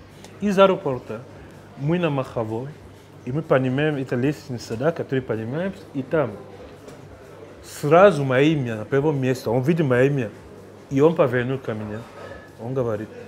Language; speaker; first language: Russian; non-native, fluent; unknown